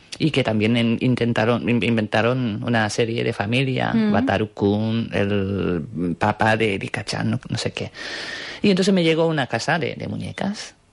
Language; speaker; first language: Spanish; non-native, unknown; Japanese